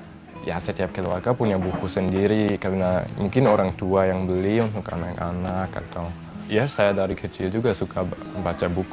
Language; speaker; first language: Indonesian; non-native, fluent; German